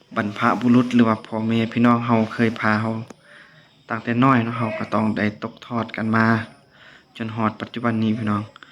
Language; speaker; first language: Lao; non-native, local second language; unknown